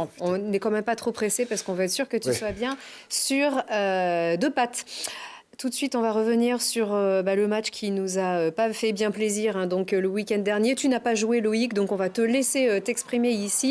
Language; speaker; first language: French; native; French